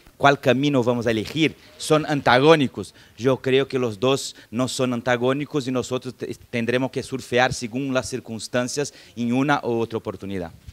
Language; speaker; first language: Spanish; non-native, fluent; Portuguese